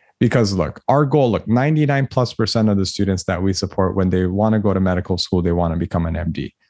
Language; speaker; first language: English; early bilingual, other home language; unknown